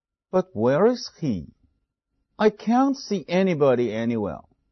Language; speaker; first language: English; non-native, fluent; Chinese